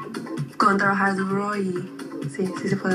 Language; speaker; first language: Spanish; early bilingual, heritage; Spanish